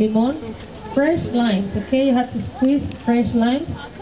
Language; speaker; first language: English; non-native, learner; Spanish